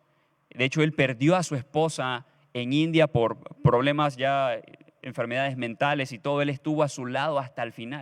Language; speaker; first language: Spanish; native; Spanish